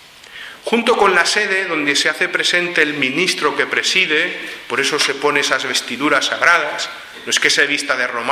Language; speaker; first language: Spanish; native; Spanish